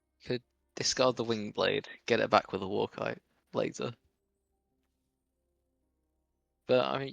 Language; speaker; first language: English; native; English